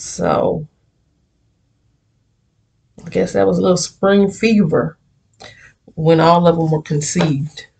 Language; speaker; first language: English; native; English